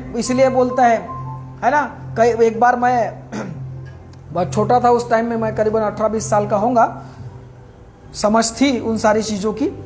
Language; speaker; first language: Hindi; non-native, local second language; Marathi